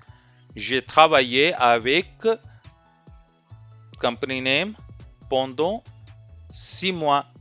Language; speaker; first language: French; non-native, fluent; Hindi